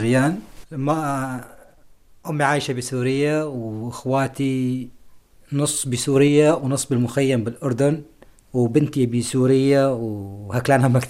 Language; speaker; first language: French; non-native, learner; Arabic